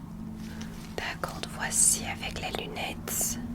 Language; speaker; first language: French; non-native, learner; English